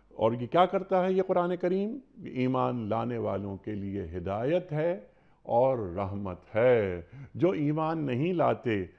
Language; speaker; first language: Urdu; native; Urdu